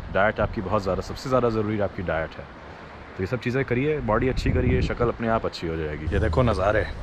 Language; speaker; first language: Hindi; native; Hindi